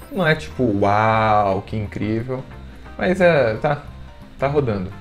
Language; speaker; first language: Portuguese; native; Portuguese